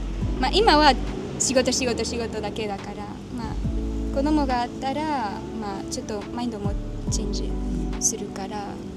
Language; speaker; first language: Japanese; non-native, learner; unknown